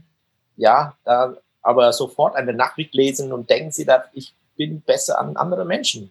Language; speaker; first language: German; non-native, fluent; Vietnamese